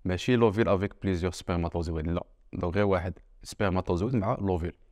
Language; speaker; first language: French; non-native, local second language; Arabic